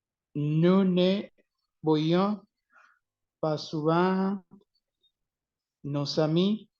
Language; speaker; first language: French; non-native, learner; Spanish